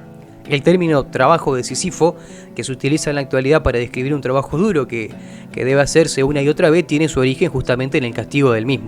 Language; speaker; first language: Spanish; native; Spanish